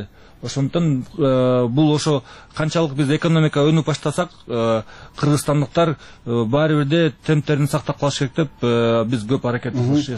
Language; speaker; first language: Kyrgyz; native; Kyrgyz